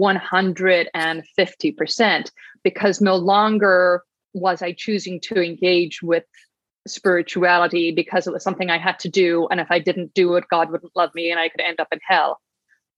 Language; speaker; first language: English; native; English